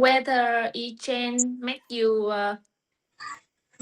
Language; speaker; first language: English; non-native, learner; Vietnamese